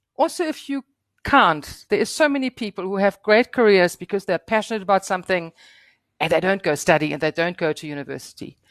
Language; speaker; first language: English; non-native, fluent; German